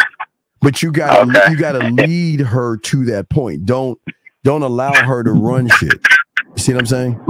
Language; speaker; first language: English; native; English